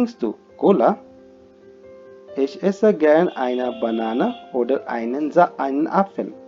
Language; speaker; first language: German; non-native, fluent; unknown